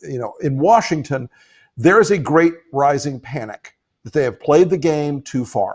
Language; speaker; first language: English; native; English